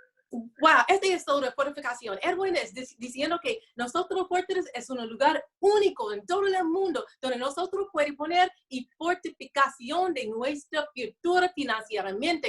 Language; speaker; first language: Spanish; non-native, learner; English